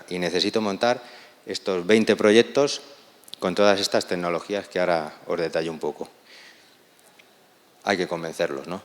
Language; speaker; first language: Spanish; native; Spanish